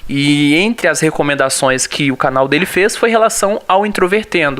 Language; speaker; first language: Portuguese; native; Portuguese